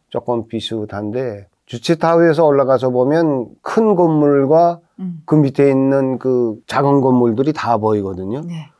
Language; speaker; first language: Korean; native; Korean